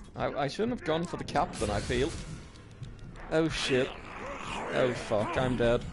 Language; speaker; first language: English; native; English